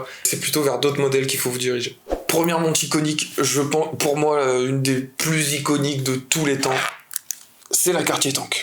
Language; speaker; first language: French; native; French